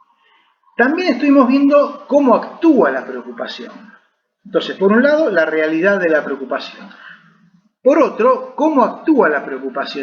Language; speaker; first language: Spanish; native; Spanish